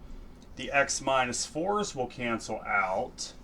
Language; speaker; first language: English; native; English